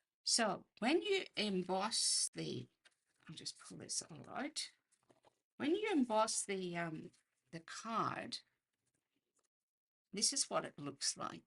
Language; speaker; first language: English; native; English